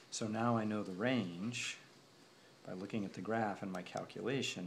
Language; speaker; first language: English; native; English